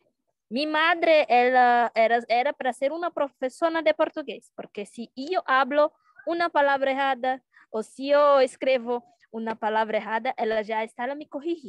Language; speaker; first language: Spanish; non-native, learner; Portuguese